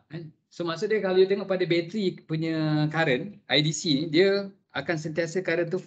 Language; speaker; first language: Malay; native; Malay